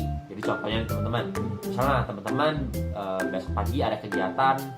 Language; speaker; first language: Indonesian; native; Indonesian